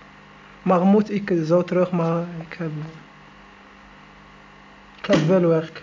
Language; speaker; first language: Dutch; non-native, learner; Arabic